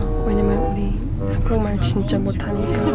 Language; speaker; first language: Korean; early bilingual, heritage; English